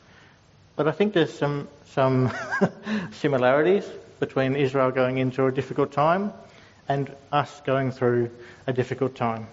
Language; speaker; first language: English; native; English